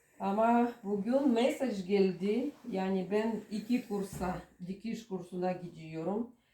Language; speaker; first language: Turkish; non-native, learner; Russian